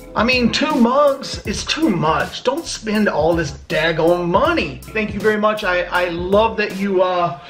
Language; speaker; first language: English; native; English